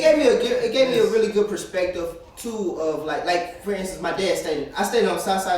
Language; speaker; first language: English; native; English